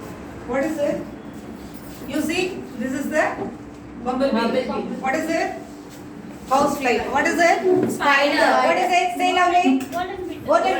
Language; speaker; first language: English; non-native, local second language; Tamil